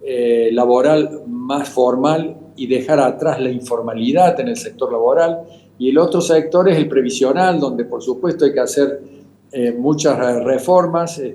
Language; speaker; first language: Spanish; native; Spanish